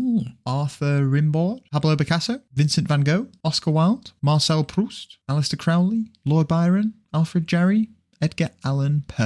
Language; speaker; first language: English; native; English